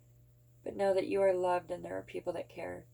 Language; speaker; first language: English; native; English